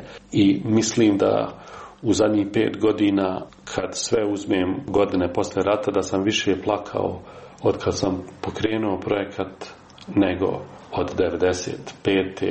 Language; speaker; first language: Serbian; native; Serbian